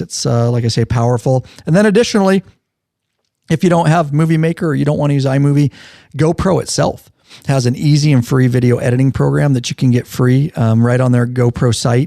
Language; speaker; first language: English; native; English